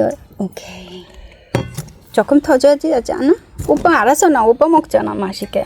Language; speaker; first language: Korean; non-native, learner; Bangla